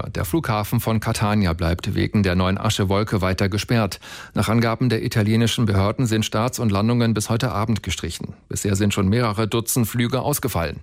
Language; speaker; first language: German; native; German